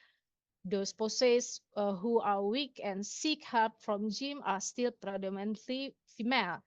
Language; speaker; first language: English; non-native, local second language; Indonesian